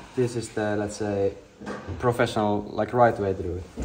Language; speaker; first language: English; non-native, fluent; Finnish